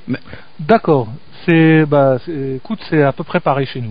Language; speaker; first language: French; native; French